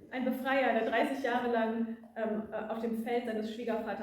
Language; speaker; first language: German; native; German